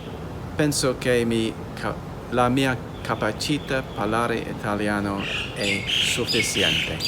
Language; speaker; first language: Italian; non-native, learner; English